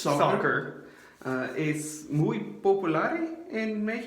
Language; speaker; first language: Spanish; non-native, learner; English